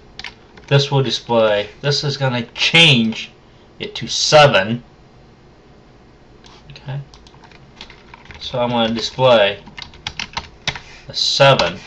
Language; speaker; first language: English; native; English